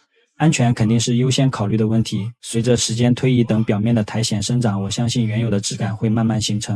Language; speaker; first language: Chinese; native; Chinese